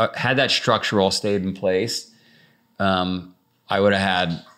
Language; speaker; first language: English; native; English